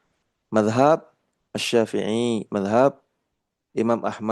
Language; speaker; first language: Arabic; non-native, fluent; Indonesian